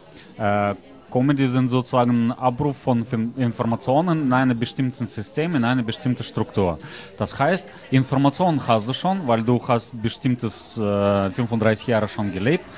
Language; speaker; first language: German; non-native, fluent; Russian